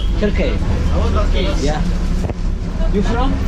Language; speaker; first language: English; non-native, learner; Turkish